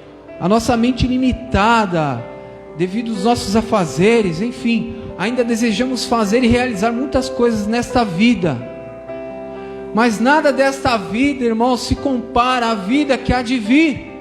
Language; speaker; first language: Portuguese; native; Portuguese